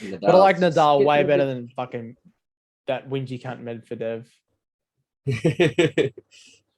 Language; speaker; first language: English; native; English